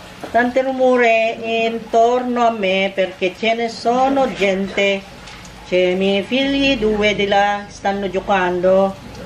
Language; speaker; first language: Italian; non-native, fluent; Filipino